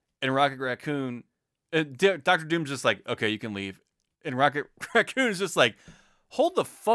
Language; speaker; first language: English; native; English